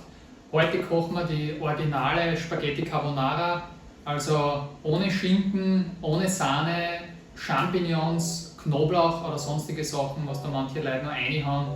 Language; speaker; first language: German; native; German